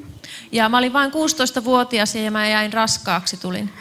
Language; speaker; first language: Finnish; native; Finnish